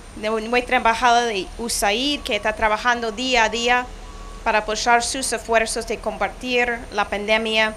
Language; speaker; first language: Spanish; non-native, fluent; English